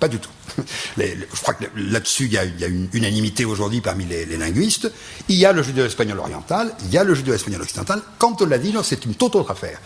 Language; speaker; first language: French; non-native, local second language; Ladino